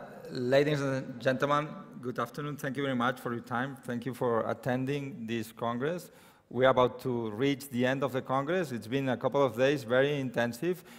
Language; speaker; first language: English; non-native, fluent; Catalan